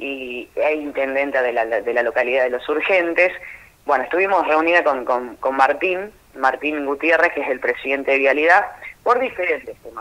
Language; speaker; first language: Spanish; native; Spanish